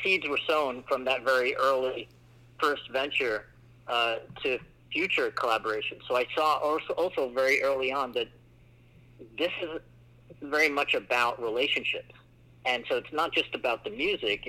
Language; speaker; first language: English; native; English